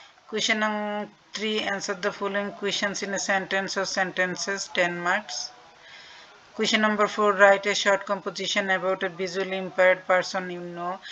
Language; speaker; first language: English; non-native, local second language; Bangla